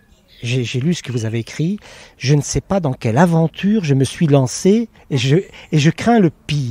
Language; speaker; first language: French; native; French